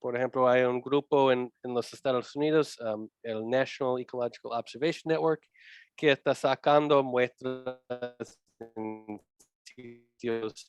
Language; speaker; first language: Spanish; non-native, learner; English